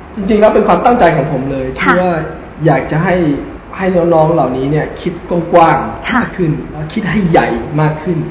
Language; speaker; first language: Thai; native; Thai